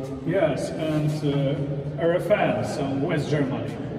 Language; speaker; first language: English; non-native, learner; Polish